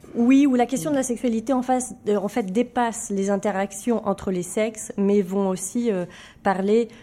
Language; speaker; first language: French; native; French